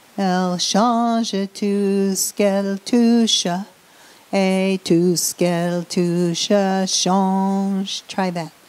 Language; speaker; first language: French; non-native, learner; English